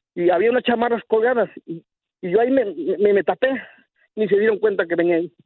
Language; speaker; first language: Spanish; native; Spanish